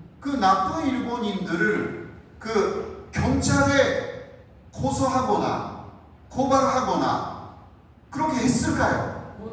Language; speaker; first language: Korean; non-native, fluent; Japanese